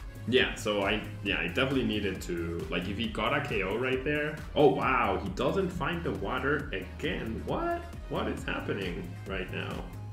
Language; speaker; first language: English; non-native, fluent; Spanish